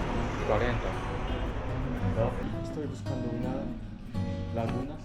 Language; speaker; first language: Spanish; non-native, learner; Korean